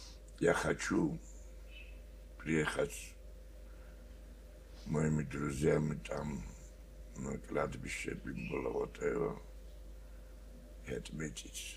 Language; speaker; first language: Russian; non-native, learner; Georgian